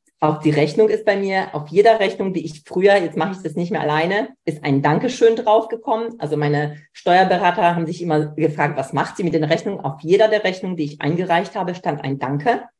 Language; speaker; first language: German; early bilingual, other home language; Polish